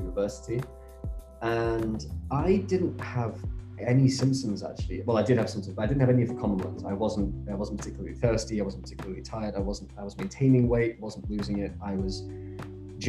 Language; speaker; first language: English; native; English